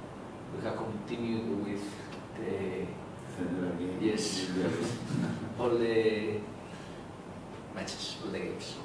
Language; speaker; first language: English; non-native, learner; Spanish